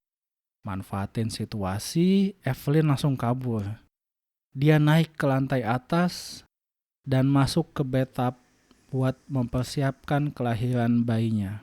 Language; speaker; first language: Indonesian; native; Indonesian